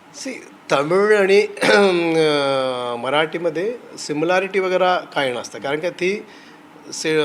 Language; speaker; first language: Marathi; non-native, local second language; Tamil